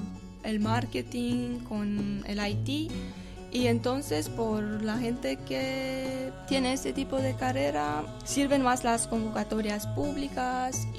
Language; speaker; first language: Spanish; non-native, fluent; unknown